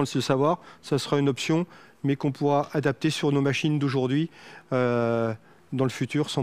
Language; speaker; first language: French; native; French